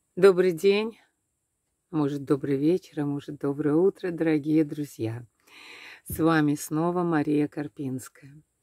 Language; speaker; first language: Russian; native; Russian